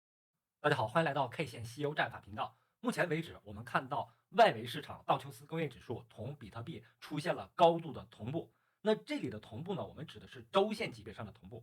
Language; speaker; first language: Chinese; native; Chinese